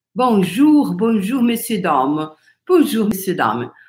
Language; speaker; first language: French; non-native, learner; Portuguese